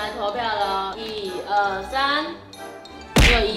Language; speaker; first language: Chinese; native; Chinese